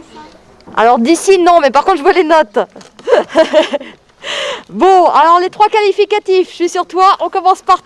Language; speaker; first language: French; native; French